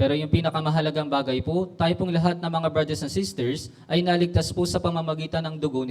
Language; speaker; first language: Filipino; native; Filipino